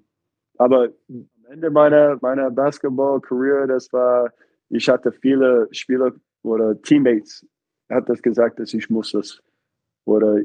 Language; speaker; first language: German; non-native, fluent; English